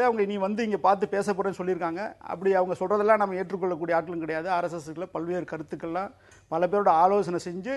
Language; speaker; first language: Tamil; native; Tamil